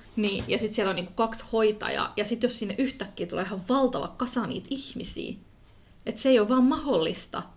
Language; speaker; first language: Finnish; early bilingual, other home language; Kurdish